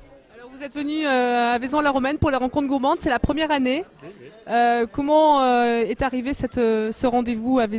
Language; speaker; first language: French; native; French